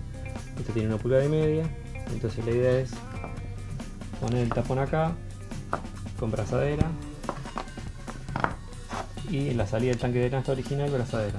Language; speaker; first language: Spanish; native; Spanish